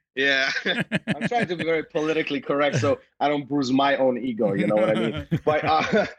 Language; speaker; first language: English; non-native, fluent; Polish